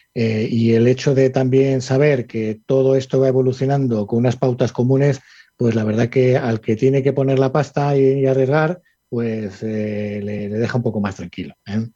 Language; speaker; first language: Spanish; native; Spanish